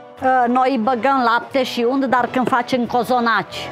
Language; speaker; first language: Romanian; non-native, local second language; Czech